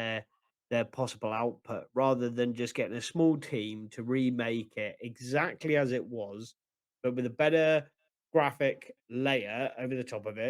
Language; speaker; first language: English; native; English